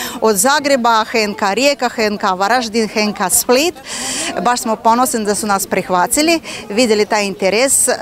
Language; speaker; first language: Croatian; non-native, fluent; Russian